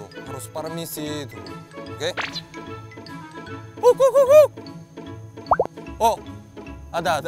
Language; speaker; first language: Indonesian; non-native, learner; Korean